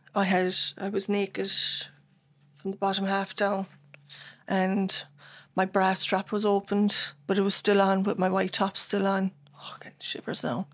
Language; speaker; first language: English; native; English